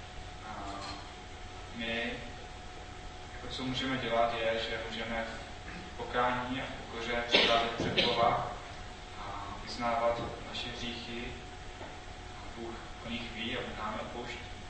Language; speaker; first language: Czech; non-native, fluent; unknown